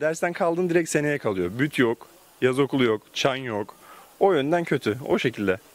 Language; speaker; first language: Turkish; native; Turkish